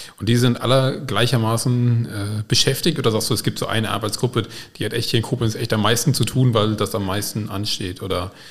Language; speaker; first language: German; native; German